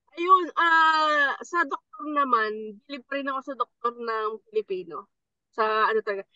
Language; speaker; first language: Filipino; native; Filipino